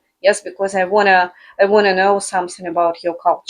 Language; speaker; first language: English; non-native, fluent; Russian